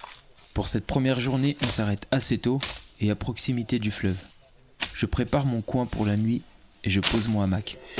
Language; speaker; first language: French; native; French